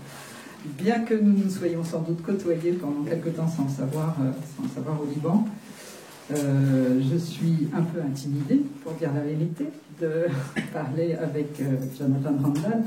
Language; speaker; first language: French; native; French